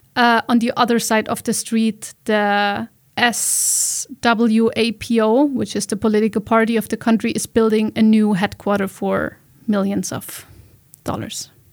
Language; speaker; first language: English; non-native, fluent; German